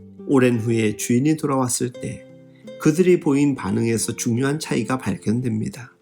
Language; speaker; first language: Korean; native; Korean